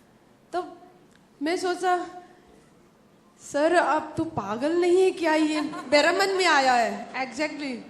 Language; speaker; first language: Hindi; non-native, local second language; Manipuri